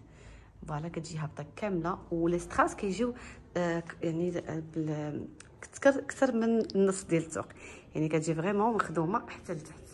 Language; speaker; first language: Arabic; native; Arabic